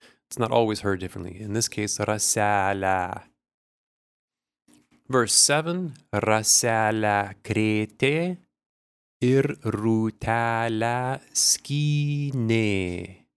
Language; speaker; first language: English; early bilingual, other home language; Lithuanian